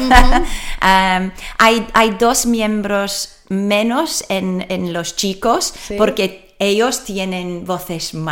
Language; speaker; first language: Spanish; non-native, learner; English